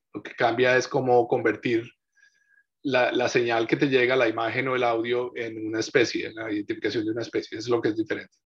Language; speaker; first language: Spanish; native; Spanish